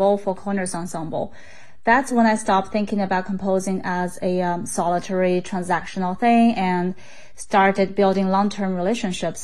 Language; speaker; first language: English; non-native, fluent; Chinese